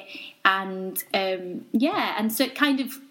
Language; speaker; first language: English; native; English